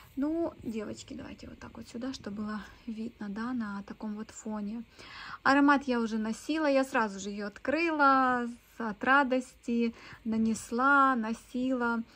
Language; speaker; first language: Russian; native; Russian